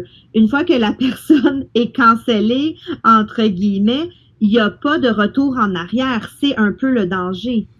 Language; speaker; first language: French; native; French